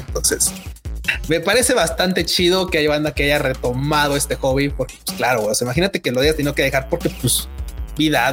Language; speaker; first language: Spanish; native; Spanish